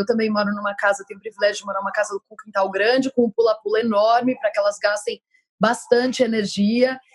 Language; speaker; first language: Portuguese; native; Portuguese